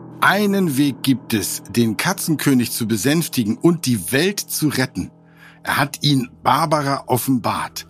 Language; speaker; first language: German; native; German